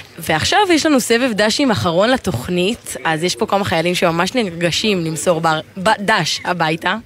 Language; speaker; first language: Hebrew; native; Hebrew